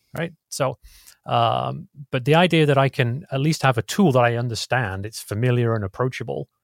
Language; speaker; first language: English; native; English